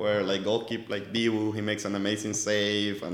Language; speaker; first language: English; non-native, fluent; Spanish